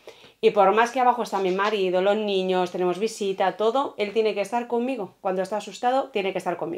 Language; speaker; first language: Spanish; native; Spanish